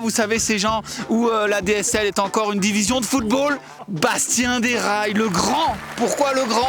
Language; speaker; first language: French; native; French